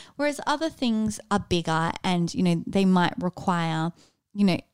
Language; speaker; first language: English; native; English